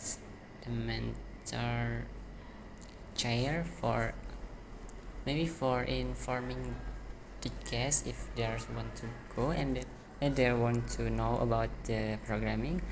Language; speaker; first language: English; non-native, learner; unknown